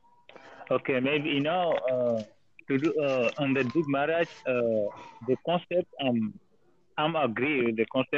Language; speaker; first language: English; non-native, learner; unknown